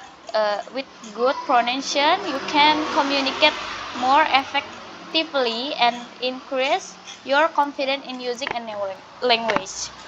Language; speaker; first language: English; non-native, learner; Indonesian